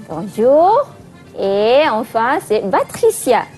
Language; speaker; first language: French; non-native, fluent; Malay